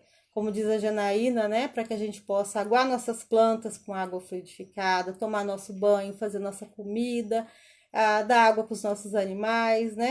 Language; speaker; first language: Portuguese; native; Portuguese